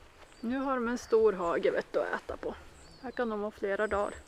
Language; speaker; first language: Swedish; native; Swedish